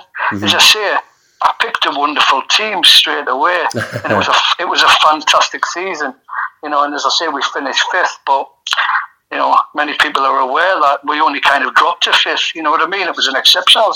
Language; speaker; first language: English; native; English